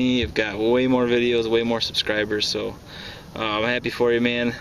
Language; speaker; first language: English; native; English